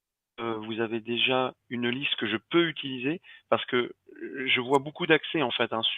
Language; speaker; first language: French; native; French